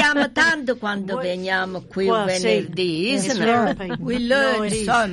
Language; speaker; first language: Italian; early bilingual, heritage; Italian